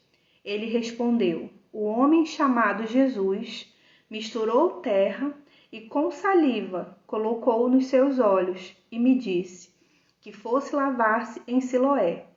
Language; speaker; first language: Portuguese; native; Portuguese